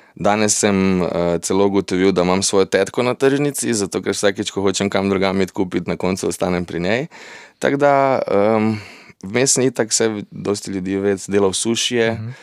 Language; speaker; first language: Slovenian; native; Slovenian